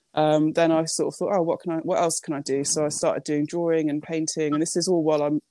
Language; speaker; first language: English; early bilingual, other home language; Japanese